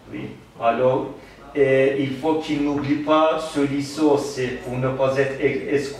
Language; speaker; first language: French; non-native, learner; Turkish